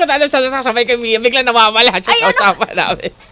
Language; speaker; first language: Filipino; native; Filipino